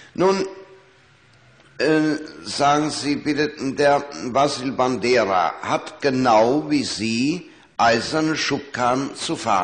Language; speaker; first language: German; native; German